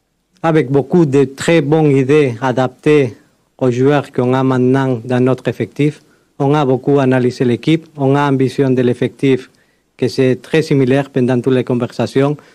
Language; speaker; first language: French; non-native, fluent; Spanish